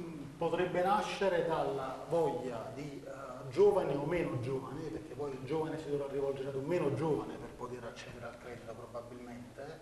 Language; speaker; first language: Italian; native; Italian